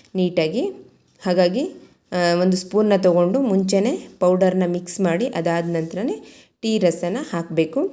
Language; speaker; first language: Kannada; native; Kannada